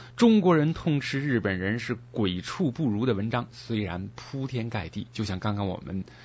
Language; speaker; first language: Chinese; native; Chinese